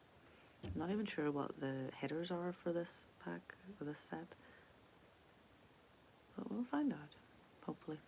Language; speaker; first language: English; native; English